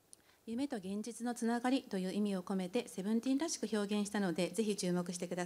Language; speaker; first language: Japanese; native; Japanese